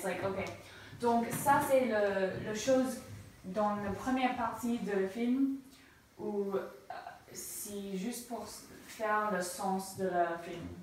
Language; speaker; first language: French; non-native, learner; English